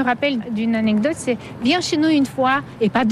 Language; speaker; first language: French; non-native, fluent; Russian